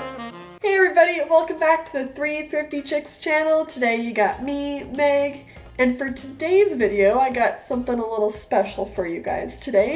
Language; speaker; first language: English; native; English